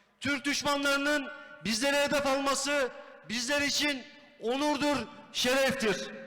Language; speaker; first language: Turkish; native; Turkish